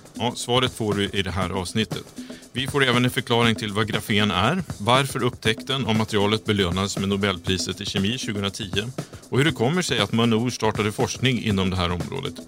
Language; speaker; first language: Swedish; native; Swedish